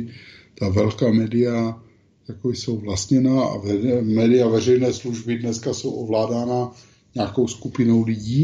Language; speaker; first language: Czech; native; Czech